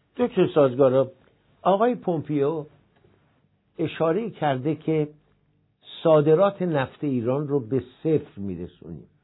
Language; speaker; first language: Persian; native; Persian